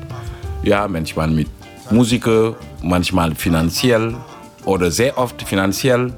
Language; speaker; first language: German; non-native, fluent; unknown